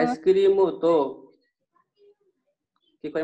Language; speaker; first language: Japanese; non-native, learner; Hindi